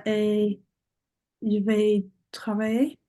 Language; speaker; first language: French; non-native, learner; English